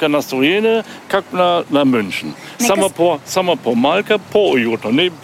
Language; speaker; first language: Bulgarian; non-native, learner; German